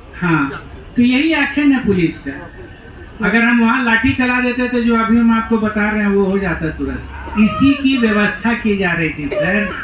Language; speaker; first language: Hindi; native; Hindi